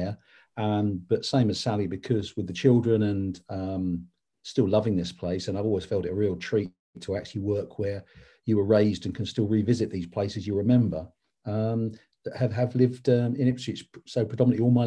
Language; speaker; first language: English; native; English